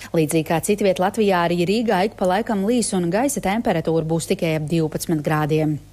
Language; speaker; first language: Latvian; native; Latvian